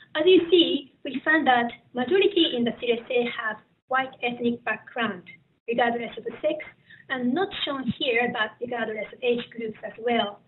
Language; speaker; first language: English; non-native, fluent; Japanese